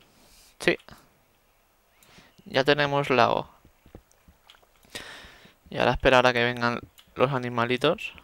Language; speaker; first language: Spanish; native; Spanish